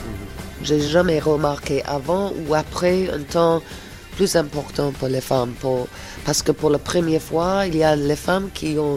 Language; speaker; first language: French; non-native, fluent; English